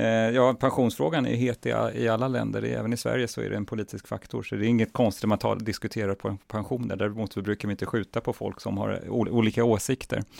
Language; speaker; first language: Swedish; native; Swedish